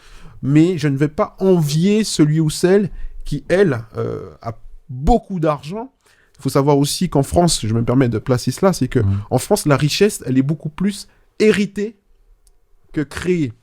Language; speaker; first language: French; native; French